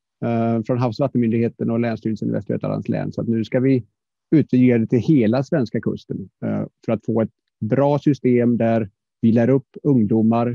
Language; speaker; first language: Swedish; native; Swedish